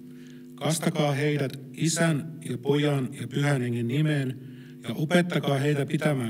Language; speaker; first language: Finnish; native; Finnish